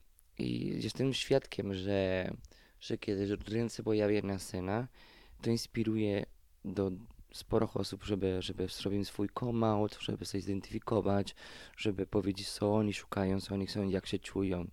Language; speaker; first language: Polish; non-native, fluent; Spanish